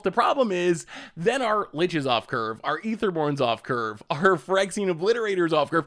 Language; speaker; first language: English; native; English